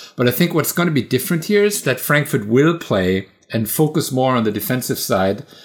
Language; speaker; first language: English; non-native, fluent; German